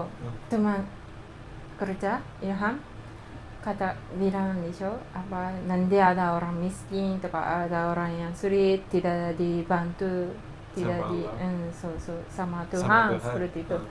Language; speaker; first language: Indonesian; non-native, learner; Japanese